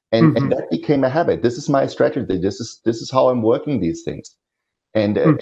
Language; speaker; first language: English; non-native, fluent; German